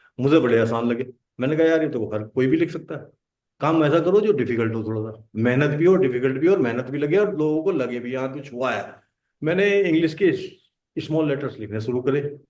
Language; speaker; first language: Hindi; native; Hindi